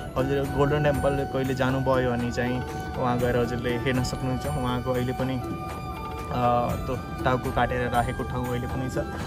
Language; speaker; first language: Nepali; early bilingual, heritage; Nepali